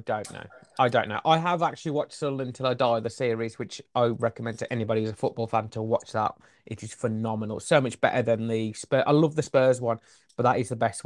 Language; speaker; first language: English; native; English